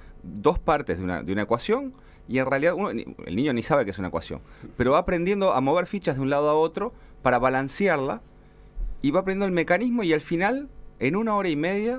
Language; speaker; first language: Spanish; native; Spanish